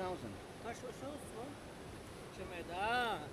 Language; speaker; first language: Chinese; native; Chinese